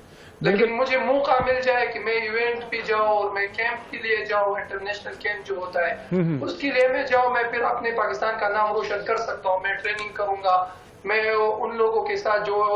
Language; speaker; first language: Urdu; non-native, local second language; Pashto